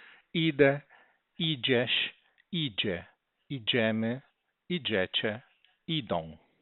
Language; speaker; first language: Polish; non-native, learner; Portuguese